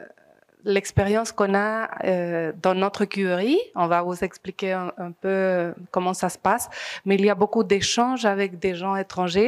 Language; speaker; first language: French; non-native, fluent; Spanish